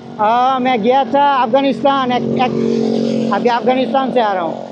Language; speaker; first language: Hindi; non-native, learner; Bangla